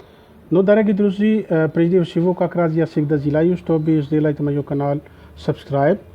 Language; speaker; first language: Russian; non-native, learner; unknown